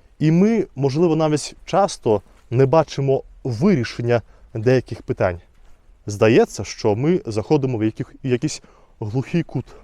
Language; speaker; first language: Ukrainian; non-native, fluent; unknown